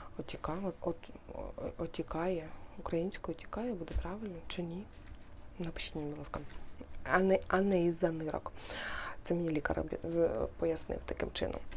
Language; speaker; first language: Ukrainian; non-native, local second language; Russian